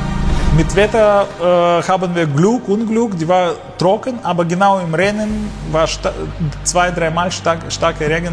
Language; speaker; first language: German; non-native, learner; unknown